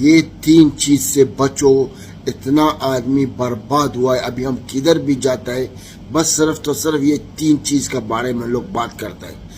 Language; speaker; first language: Hindi; non-native, learner; Arabic